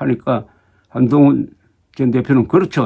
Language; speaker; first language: Korean; native; Korean